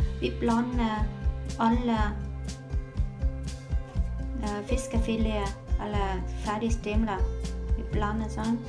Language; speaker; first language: Norwegian; non-native, learner; Vietnamese